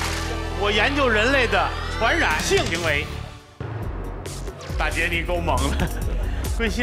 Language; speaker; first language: Chinese; native; Chinese